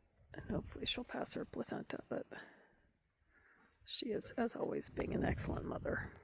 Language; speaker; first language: English; native; English